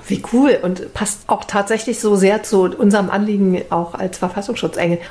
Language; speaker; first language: German; native; German